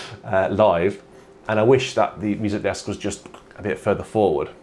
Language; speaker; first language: English; native; English